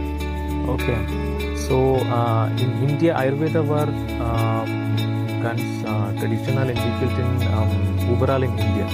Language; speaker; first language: German; non-native, learner; Malayalam